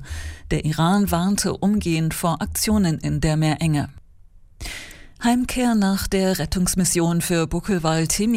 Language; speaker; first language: German; native; German